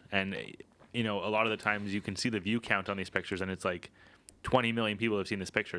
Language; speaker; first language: English; native; English